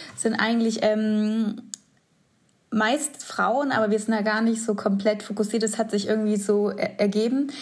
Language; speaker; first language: German; native; German